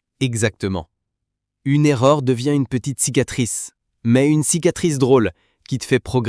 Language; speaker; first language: French; native; French